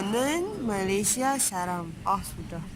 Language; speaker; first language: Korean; non-native, learner; Malay